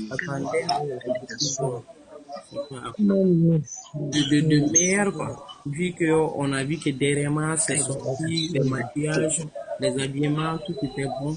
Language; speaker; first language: French; non-native, local second language; Bambara